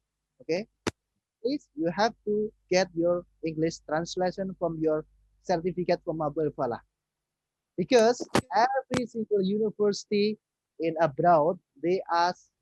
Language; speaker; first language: English; non-native, fluent; Indonesian